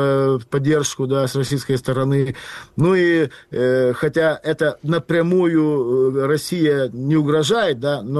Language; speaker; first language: Russian; non-native, fluent; Lithuanian